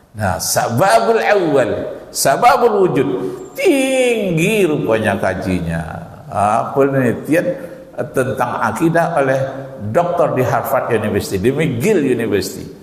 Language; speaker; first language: Indonesian; native; Indonesian